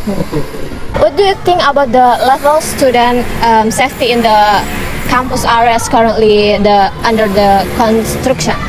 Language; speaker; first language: English; non-native, learner; Indonesian